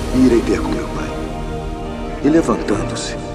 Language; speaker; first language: Portuguese; non-native, fluent; English